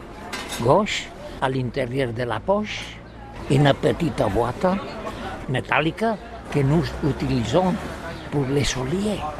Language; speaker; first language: French; non-native, learner; Spanish